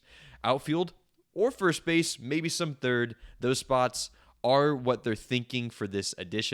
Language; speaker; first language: English; native; English